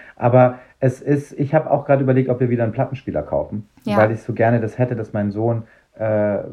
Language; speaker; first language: German; native; German